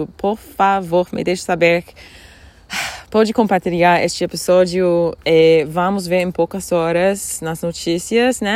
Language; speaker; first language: Portuguese; non-native, fluent; English